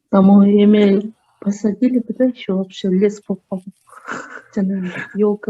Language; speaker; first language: Russian; non-native, local second language; Kyrgyz